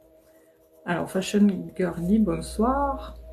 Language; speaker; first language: French; native; French